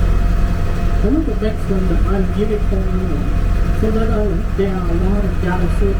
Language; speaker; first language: English; non-native, learner; Vietnamese